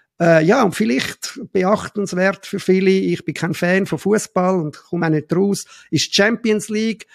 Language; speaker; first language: German; native; German